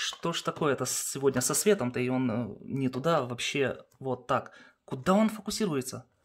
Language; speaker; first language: Russian; early bilingual, heritage; Russian